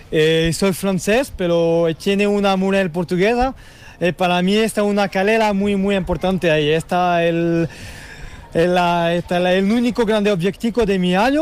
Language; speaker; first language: Spanish; non-native, learner; French